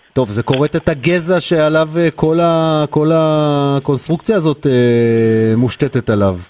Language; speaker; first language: Hebrew; native; Hebrew